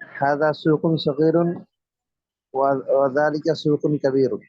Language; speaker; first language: Arabic; non-native, learner; Bangla